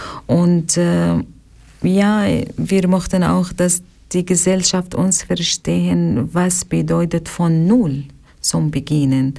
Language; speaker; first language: German; non-native, learner; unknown